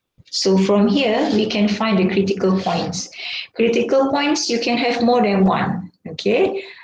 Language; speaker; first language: English; non-native, local second language; Malay